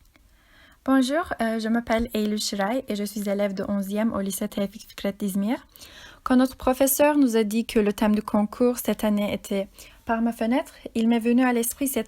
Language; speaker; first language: French; non-native, fluent; Turkish